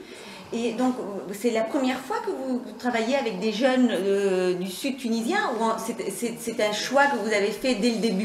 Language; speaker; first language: French; non-native, local second language; Arabic